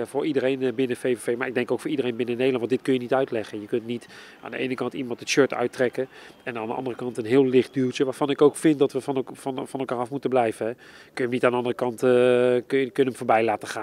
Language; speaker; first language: Dutch; native; Dutch